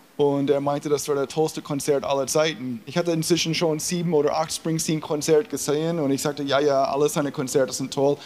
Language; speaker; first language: German; non-native, fluent; English